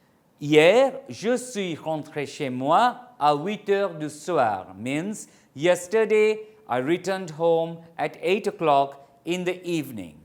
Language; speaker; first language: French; non-native, fluent; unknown